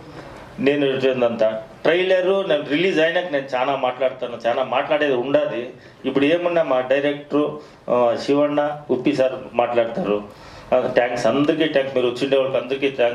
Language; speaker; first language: Telugu; non-native, local second language; Kannada